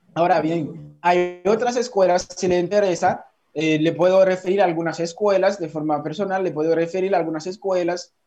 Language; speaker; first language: Spanish; non-native, fluent; Haitian Creole